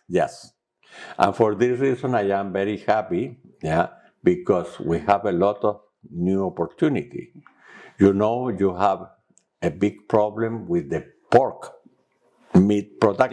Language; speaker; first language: English; non-native, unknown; Spanish